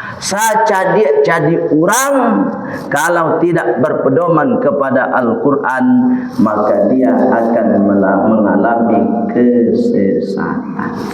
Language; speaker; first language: Malay; non-native, local second language; Minangkabau